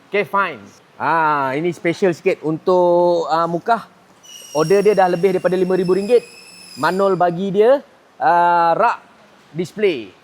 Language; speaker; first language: Malay; native; Malay